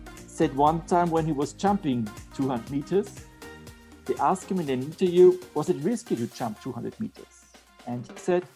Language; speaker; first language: English; non-native, fluent; German